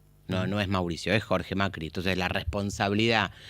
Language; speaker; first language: Spanish; native; Spanish